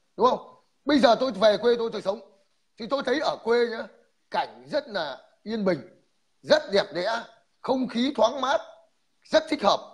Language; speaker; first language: Vietnamese; native; Vietnamese